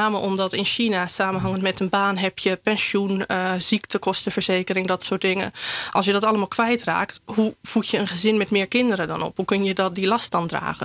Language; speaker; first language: Dutch; native; Dutch